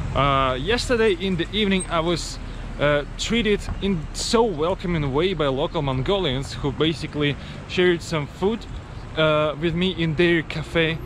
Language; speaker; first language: English; non-native, fluent; Russian